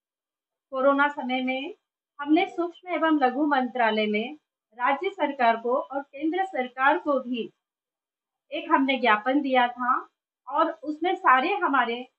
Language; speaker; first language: Hindi; native; Hindi